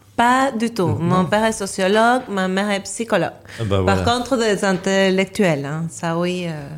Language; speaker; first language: French; non-native, fluent; Spanish